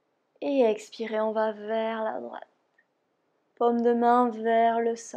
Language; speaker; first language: French; native; French